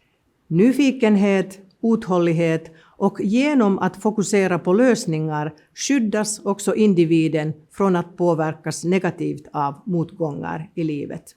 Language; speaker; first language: Swedish; non-native, local second language; Finnish